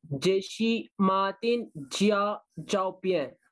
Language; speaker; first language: Chinese; non-native, learner; Arabic